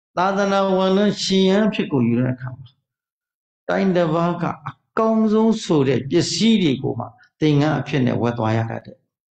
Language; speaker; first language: Burmese; native; Burmese